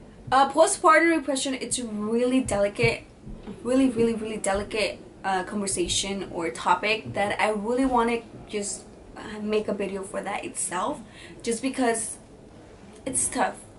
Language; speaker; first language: English; early bilingual, other home language; Spanish